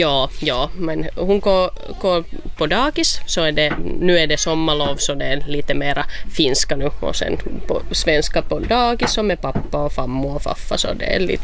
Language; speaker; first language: Swedish; non-native, local second language; Finnish